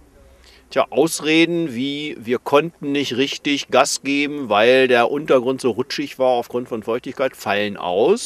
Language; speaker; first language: German; native; German